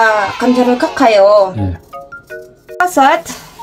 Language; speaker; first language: Korean; non-native, learner; Filipino